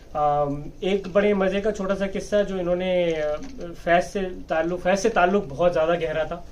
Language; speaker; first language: Urdu; native; Urdu